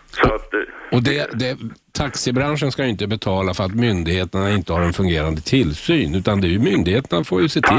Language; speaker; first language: Swedish; native; Swedish